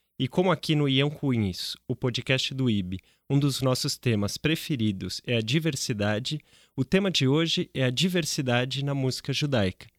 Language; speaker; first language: Portuguese; native; Portuguese